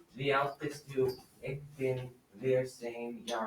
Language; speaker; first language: German; non-native, learner; English